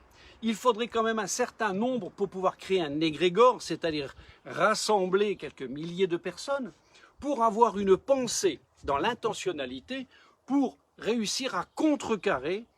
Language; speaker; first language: French; native; French